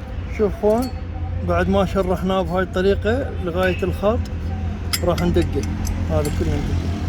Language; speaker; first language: Arabic; native; Arabic